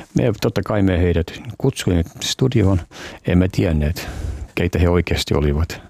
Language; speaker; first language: Finnish; native; Finnish